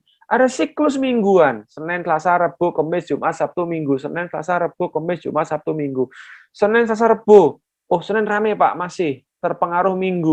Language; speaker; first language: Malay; non-native, local second language; Javanese